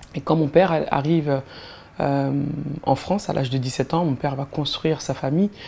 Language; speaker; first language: French; native; French